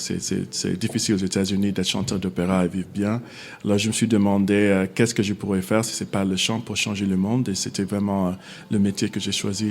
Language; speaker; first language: French; non-native, fluent; English